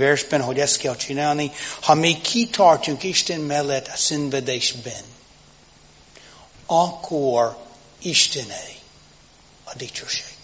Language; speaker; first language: Hungarian; non-native, fluent; English